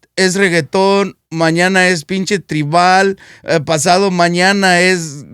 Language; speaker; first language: Spanish; early bilingual, heritage; Spanish